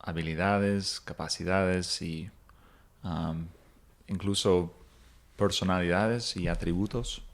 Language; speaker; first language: Spanish; non-native, fluent; English